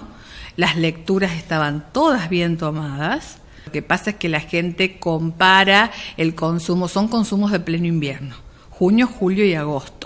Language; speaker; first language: Spanish; native; Spanish